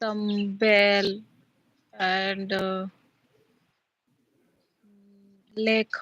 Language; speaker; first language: English; non-native, learner; Hindi